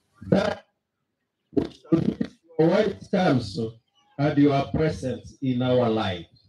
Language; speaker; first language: English; non-native, local second language; Kalenjin